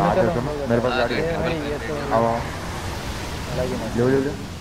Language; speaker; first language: Hindi; native; Hindi